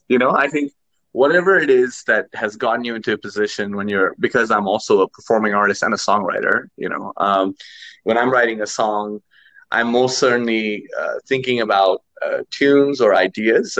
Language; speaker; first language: English; non-native, local second language; Nepali